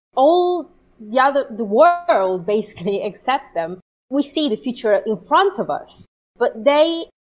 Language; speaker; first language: English; non-native, fluent; Italian